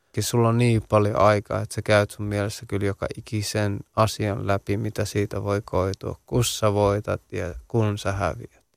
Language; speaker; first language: Finnish; early bilingual, other home language; Central Kurdish